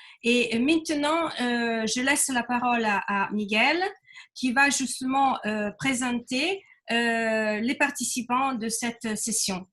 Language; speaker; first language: French; non-native, fluent; Italian